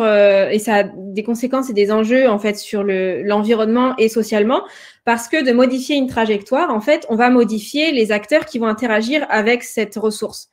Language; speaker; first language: French; native; French